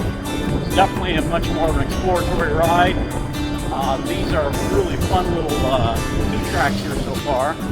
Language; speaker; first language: English; native; English